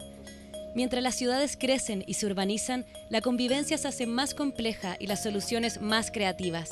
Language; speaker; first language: Spanish; native; Spanish